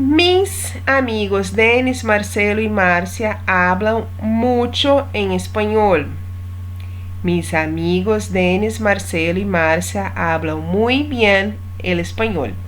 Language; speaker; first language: Spanish; non-native, fluent; Portuguese